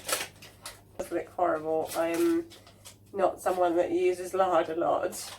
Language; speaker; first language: English; native; English